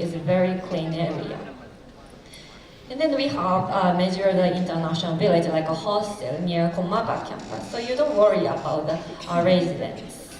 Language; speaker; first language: English; non-native, fluent; Japanese